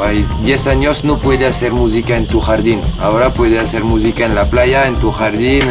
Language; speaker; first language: Spanish; non-native, learner; French